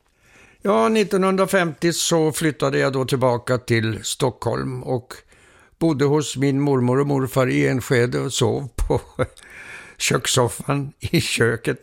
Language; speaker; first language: Swedish; early bilingual, heritage; Swedish